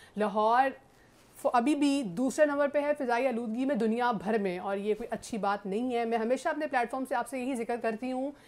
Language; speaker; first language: Urdu; native; Urdu